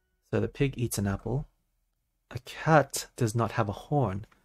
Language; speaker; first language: English; native; English